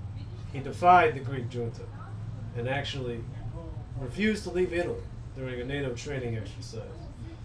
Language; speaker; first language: English; native; English